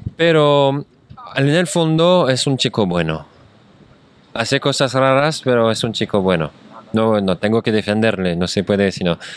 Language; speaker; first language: Spanish; non-native, fluent; French